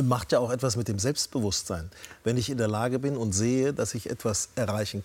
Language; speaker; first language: German; native; German